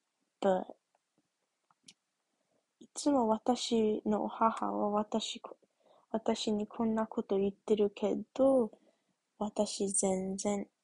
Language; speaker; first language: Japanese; early bilingual, heritage; English